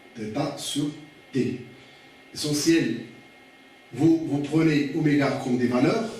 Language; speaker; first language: French; non-native, local second language; Arabic